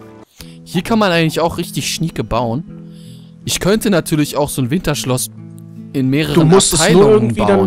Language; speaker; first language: German; native; German